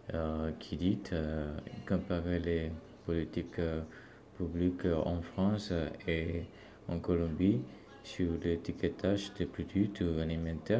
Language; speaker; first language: French; non-native, learner; Spanish